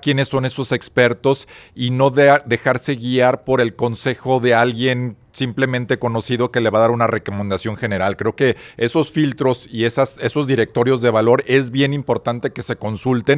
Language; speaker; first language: Spanish; native; Spanish